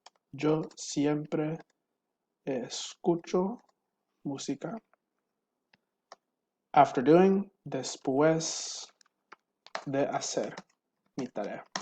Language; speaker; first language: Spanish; non-native, fluent; English